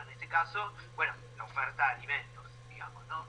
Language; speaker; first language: Spanish; native; Spanish